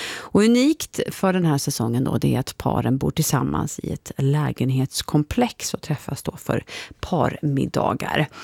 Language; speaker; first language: Swedish; native; Swedish